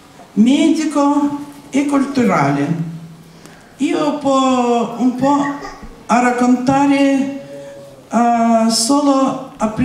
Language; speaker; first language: Italian; non-native, learner; Russian